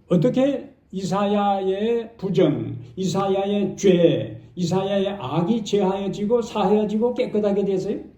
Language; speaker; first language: Korean; native; Korean